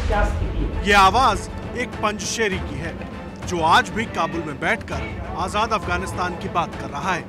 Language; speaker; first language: Hindi; native; Hindi